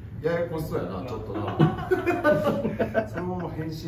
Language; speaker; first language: Japanese; native; Japanese